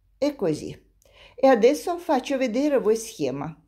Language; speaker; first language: Italian; non-native, learner; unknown